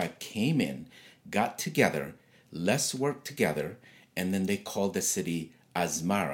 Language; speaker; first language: English; non-native, fluent; Tigrinya